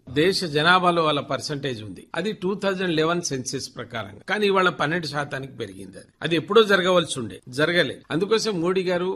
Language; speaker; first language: Telugu; non-native, local second language; Lambadi